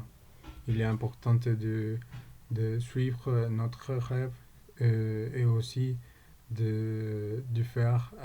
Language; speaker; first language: French; non-native, learner; Spanish